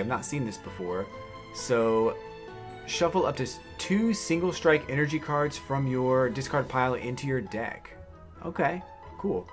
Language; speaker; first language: English; native; English